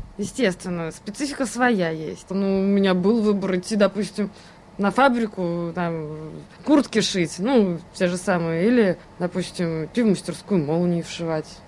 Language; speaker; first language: Russian; native; Russian